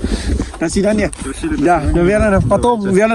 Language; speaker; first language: Russian; non-native, learner; Lao